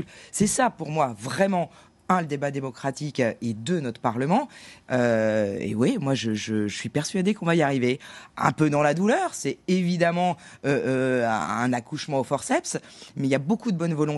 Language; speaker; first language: French; native; French